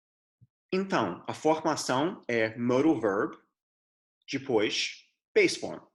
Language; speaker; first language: Portuguese; non-native, fluent; English